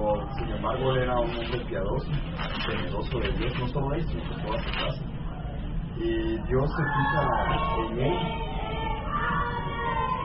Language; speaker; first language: Spanish; native; Spanish